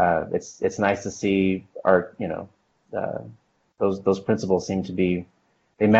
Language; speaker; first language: English; native; English